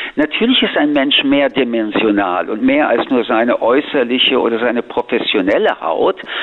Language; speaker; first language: German; early bilingual, other home language; French